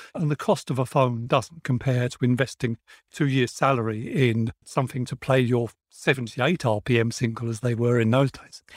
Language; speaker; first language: English; native; English